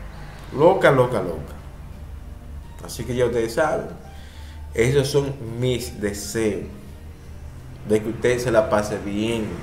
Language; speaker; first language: Spanish; native; Spanish